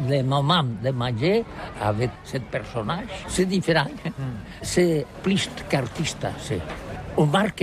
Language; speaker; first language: French; non-native, learner; Catalan